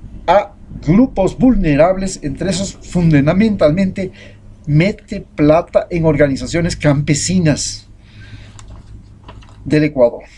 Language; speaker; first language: Spanish; native; Spanish